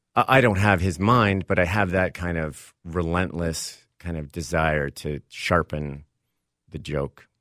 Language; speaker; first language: English; native; English